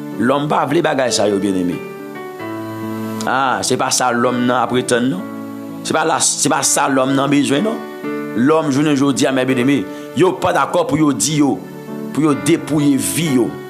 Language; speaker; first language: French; non-native, local second language; Haitian Creole